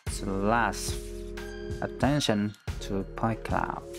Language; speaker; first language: English; non-native, learner; Vietnamese